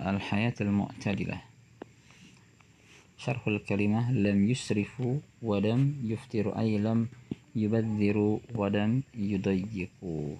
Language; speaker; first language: Arabic; non-native, fluent; Indonesian